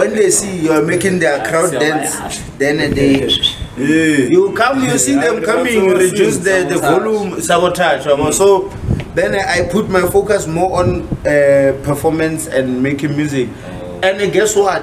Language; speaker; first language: English; non-native, local second language; Northern Sotho